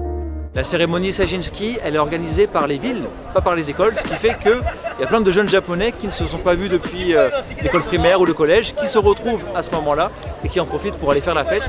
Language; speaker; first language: French; native; French